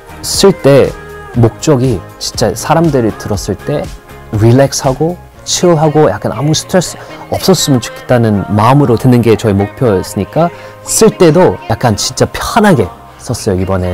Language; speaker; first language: Korean; non-native, fluent; English